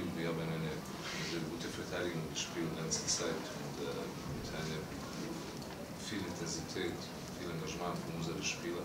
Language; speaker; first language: German; non-native, learner; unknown